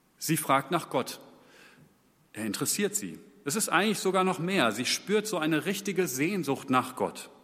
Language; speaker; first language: German; native; German